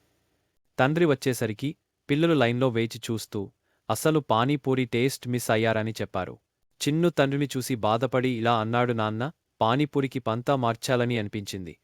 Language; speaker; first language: Telugu; native; Telugu